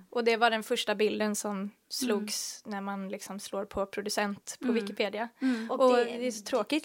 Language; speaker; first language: Swedish; native; Swedish